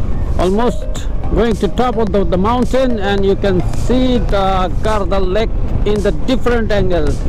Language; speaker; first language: English; non-native, learner; Bangla